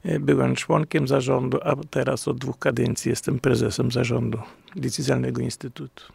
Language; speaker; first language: Polish; native; Polish